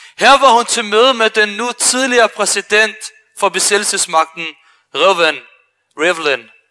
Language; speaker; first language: Danish; early bilingual, other home language; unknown